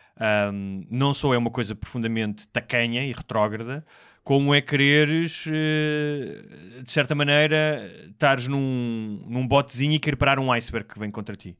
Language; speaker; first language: Portuguese; native; Portuguese